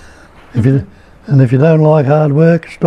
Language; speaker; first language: English; native; English